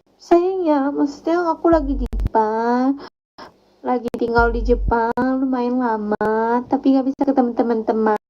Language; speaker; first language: Indonesian; non-native, fluent; Japanese